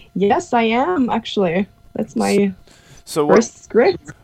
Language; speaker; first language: English; non-native, fluent; Norwegian